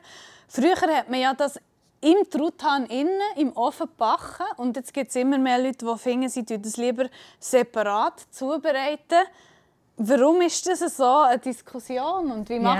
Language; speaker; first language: German; native; German